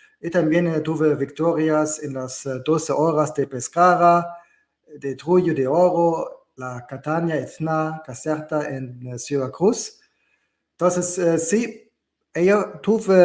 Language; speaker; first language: Spanish; non-native, learner; German